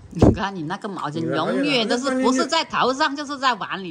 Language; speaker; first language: Chinese; native; Chinese